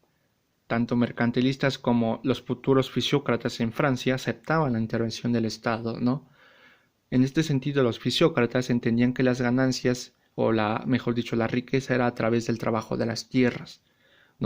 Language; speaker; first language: Spanish; native; Spanish